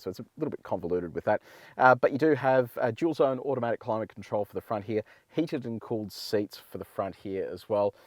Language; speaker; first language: English; native; English